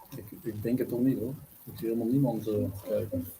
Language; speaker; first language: Dutch; native; Dutch